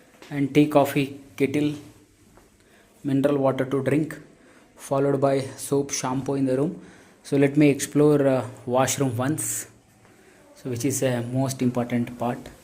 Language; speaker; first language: English; non-native, local second language; Telugu